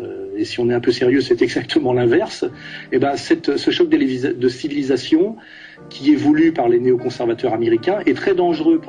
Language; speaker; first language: French; native; French